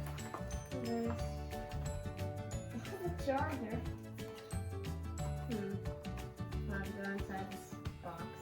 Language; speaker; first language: English; native; English